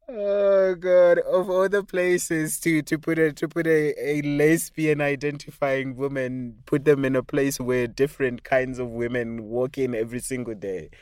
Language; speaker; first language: English; non-native, local second language; Shona